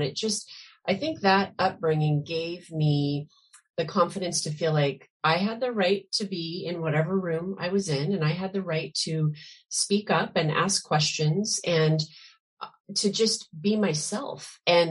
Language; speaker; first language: English; native; English